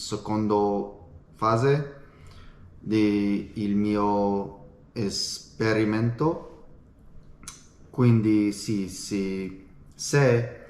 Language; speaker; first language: Italian; non-native, learner; English